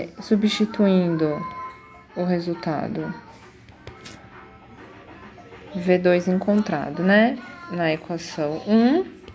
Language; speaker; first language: Portuguese; native; Portuguese